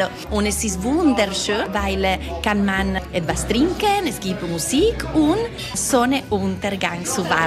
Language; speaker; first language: German; non-native, learner; Italian